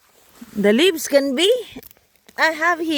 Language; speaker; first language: English; non-native, local second language; Cebuano